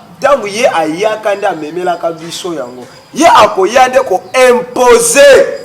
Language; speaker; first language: Lingala; non-native, local second language; Kongo